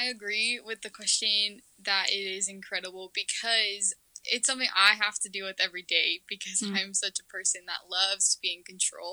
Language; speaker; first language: English; native; English